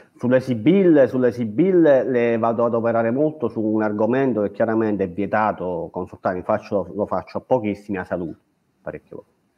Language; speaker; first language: Italian; native; Italian